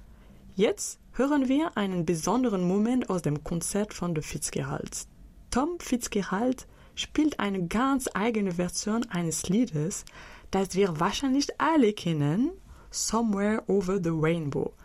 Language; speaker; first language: German; native; German